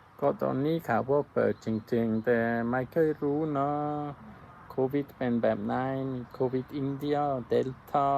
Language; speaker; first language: Thai; non-native, learner; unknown